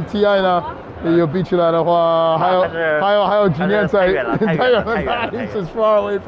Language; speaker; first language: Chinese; non-native, fluent; English